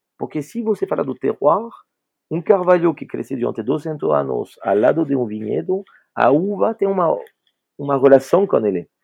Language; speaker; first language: Portuguese; non-native, fluent; French